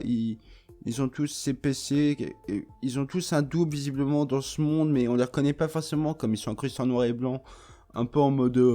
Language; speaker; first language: French; native; French